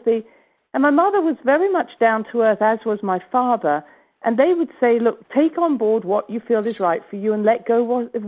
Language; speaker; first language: English; native; English